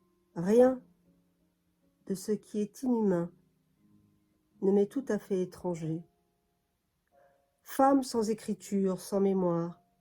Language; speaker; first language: French; native; French